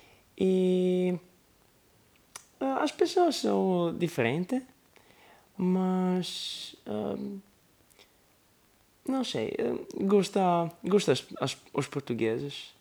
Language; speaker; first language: Portuguese; non-native, learner; Italian